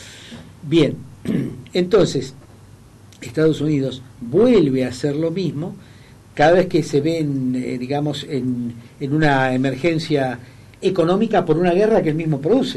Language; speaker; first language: Spanish; native; Spanish